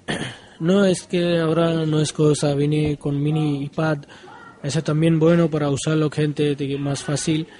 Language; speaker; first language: Spanish; non-native, learner; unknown